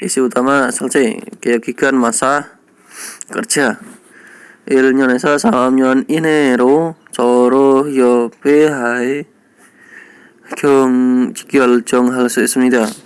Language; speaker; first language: Korean; non-native, learner; Indonesian